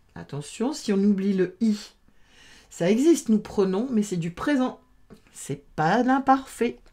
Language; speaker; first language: French; native; French